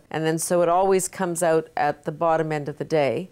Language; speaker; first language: English; native; English